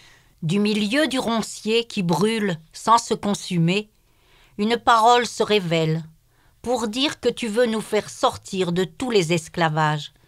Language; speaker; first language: French; native; French